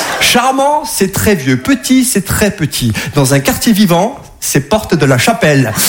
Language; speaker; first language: French; native; French